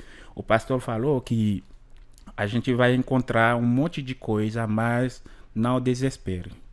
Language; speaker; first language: Portuguese; non-native, learner; Haitian Creole